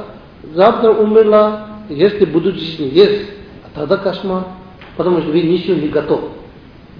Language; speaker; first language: Russian; non-native, learner; Tibetan